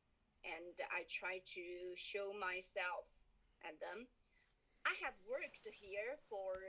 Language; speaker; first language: English; non-native, learner; Chinese